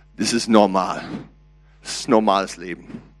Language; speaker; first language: German; non-native, learner; English